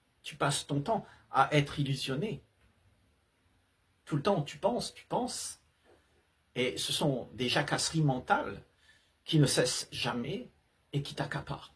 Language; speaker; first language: French; native; French